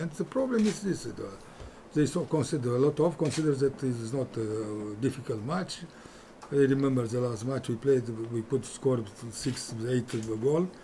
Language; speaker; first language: English; non-native, fluent; Romanian